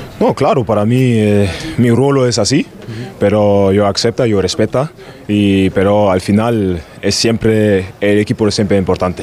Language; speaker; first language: Spanish; non-native, learner; German